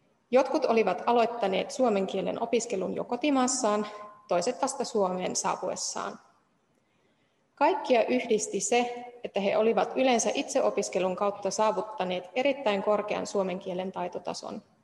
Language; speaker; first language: Finnish; non-native, fluent; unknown